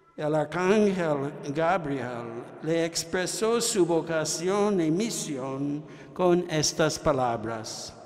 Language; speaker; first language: Spanish; non-native, fluent; English